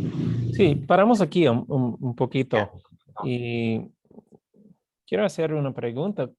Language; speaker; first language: Spanish; non-native, fluent; English